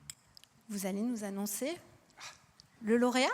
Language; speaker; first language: French; native; French